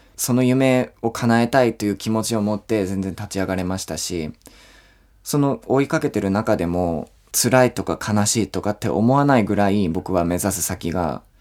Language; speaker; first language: Japanese; non-native, fluent; English